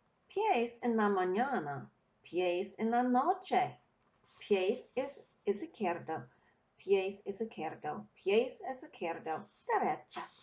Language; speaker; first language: Spanish; non-native, learner; English